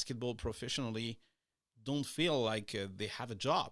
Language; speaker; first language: English; non-native, fluent; French